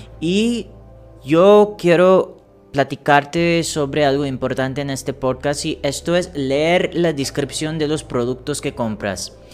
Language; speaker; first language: Spanish; non-native, learner; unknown